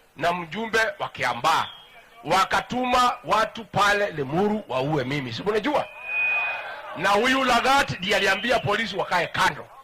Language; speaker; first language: Swahili; non-native, local second language; Kikuyu